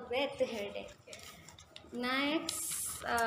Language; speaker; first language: English; non-native, learner; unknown